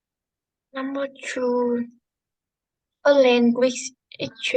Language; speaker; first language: English; non-native, learner; Vietnamese